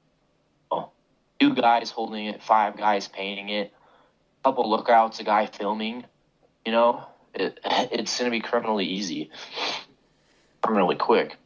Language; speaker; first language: English; native; English